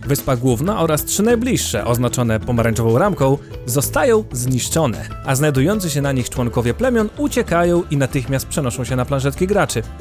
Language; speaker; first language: Polish; native; Polish